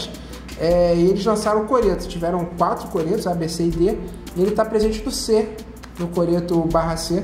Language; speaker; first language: Portuguese; native; Portuguese